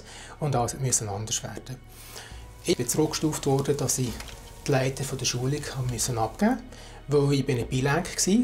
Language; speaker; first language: German; native; German